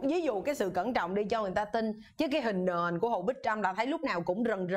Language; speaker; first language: Vietnamese; native; Vietnamese